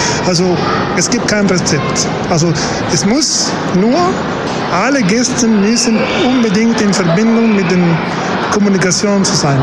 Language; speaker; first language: German; non-native, fluent; Spanish